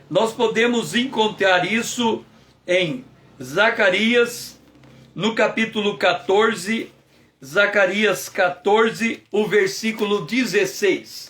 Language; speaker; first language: Portuguese; native; Portuguese